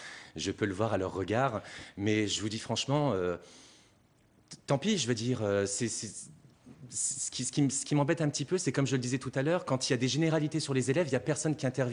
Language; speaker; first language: French; native; French